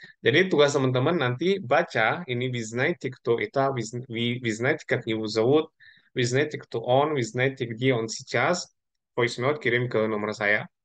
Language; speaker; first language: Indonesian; non-native, local second language; Javanese